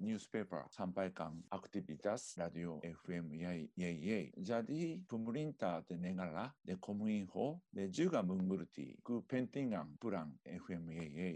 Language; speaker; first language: Indonesian; non-native, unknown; Japanese